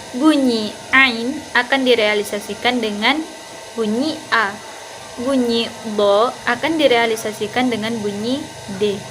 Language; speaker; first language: Indonesian; non-native, local second language; Minangkabau